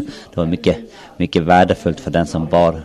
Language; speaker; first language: Swedish; non-native, local second language; Finnish